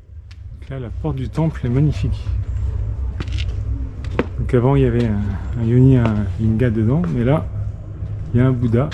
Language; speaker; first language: French; native; French